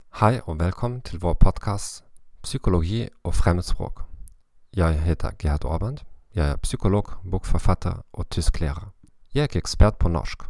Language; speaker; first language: Norwegian; non-native, learner; German